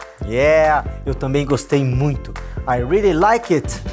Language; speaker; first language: Portuguese; native; Portuguese